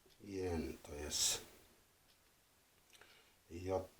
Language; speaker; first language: Polish; non-native, fluent; French